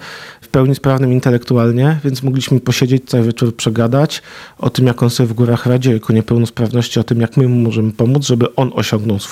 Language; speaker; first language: Polish; native; Polish